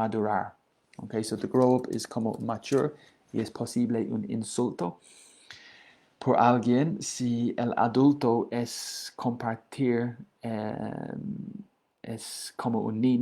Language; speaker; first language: Spanish; non-native, learner; English